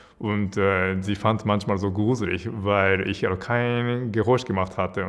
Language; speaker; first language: German; non-native, fluent; Japanese